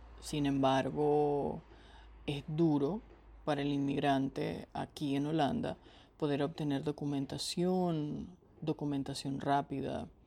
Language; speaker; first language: Spanish; native; Spanish